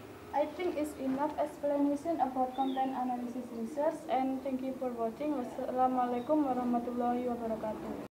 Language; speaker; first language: English; non-native, learner; Indonesian